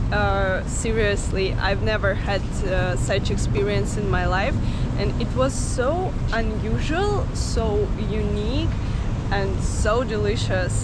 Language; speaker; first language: English; non-native, fluent; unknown